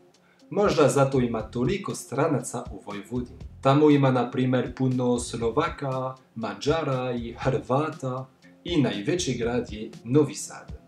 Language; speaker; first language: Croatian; non-native, fluent; French